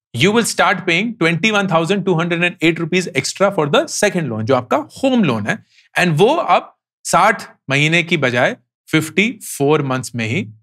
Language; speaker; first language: Hindi; native; Hindi